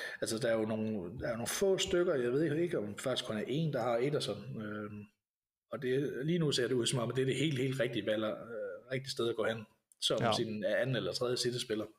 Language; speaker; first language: Danish; native; Danish